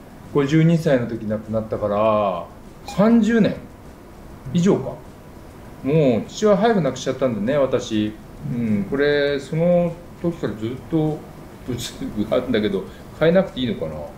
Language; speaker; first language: Japanese; native; Japanese